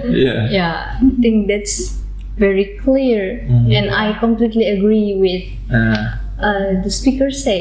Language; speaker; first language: English; non-native, learner; Indonesian